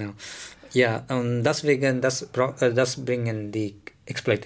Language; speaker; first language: German; non-native, learner; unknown